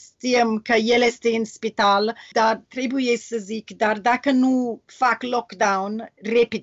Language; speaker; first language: Romanian; non-native, learner; English